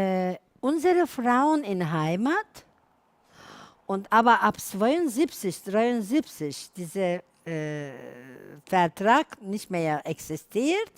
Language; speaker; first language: German; non-native, learner; Turkish